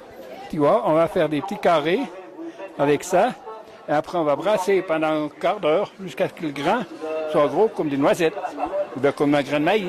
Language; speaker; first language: French; native; French